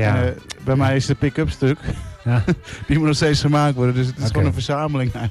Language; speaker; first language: Dutch; native; Dutch